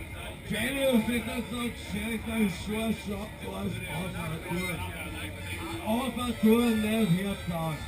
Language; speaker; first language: German; native; German